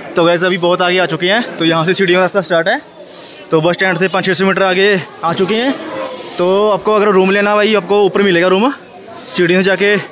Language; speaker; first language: Hindi; non-native, local second language; Punjabi